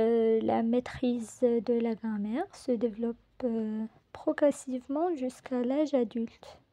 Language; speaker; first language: French; non-native, local second language; Arabic